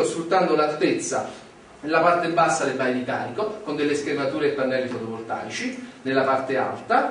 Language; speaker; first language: Italian; native; Italian